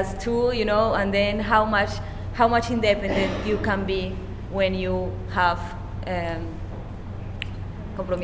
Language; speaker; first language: English; non-native, learner; Spanish